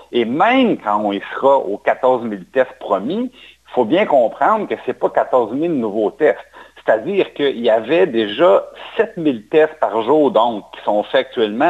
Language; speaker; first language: French; native; French